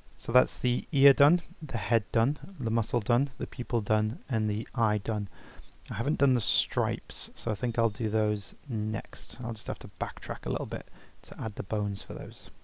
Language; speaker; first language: English; native; English